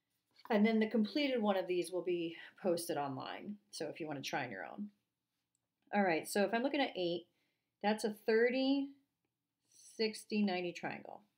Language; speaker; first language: English; native; English